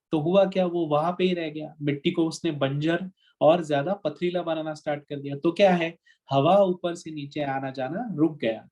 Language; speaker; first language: Hindi; non-native, local second language; Marathi